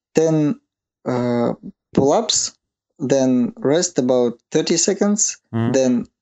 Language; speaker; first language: English; non-native, learner; Russian